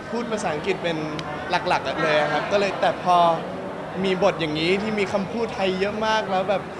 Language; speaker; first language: Thai; non-native, local second language; English